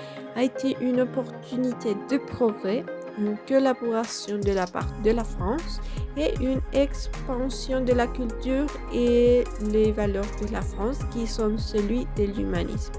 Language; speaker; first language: French; non-native, fluent; Spanish